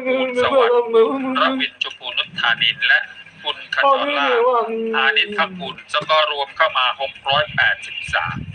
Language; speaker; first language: Thai; native; Thai